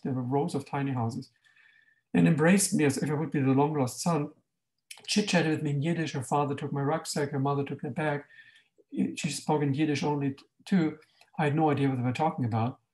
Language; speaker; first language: English; non-native, fluent; German